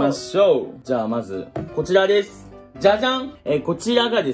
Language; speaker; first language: Japanese; native; Japanese